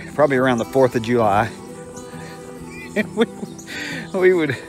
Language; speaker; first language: English; native; English